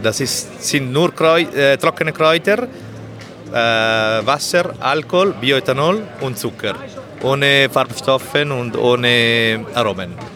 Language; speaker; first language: German; non-native, learner; Italian